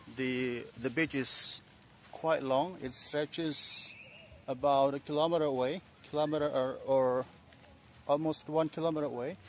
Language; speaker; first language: English; non-native, fluent; Indonesian